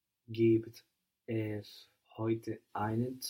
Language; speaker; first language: German; non-native, learner; English